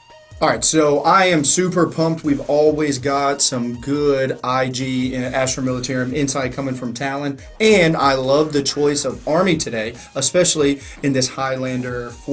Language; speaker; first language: English; native; English